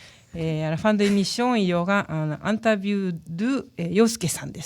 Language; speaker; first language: French; non-native, fluent; Japanese